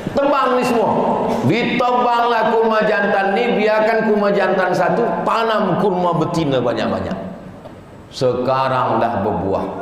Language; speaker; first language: Malay; native; Malay